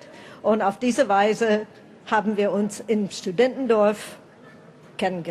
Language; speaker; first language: German; non-native, fluent; English